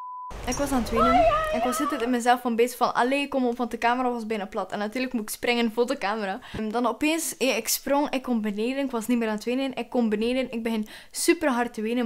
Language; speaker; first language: Dutch; native; Dutch